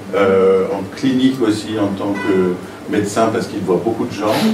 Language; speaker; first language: French; non-native, fluent; Persian